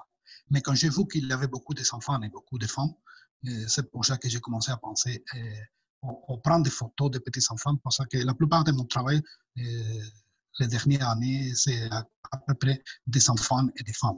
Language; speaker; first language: French; non-native, fluent; Spanish